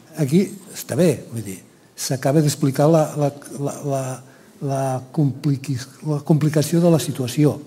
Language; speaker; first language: Catalan; native; Catalan